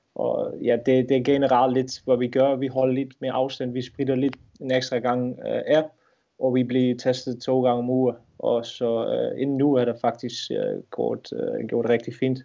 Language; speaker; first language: Danish; non-native, fluent; Dutch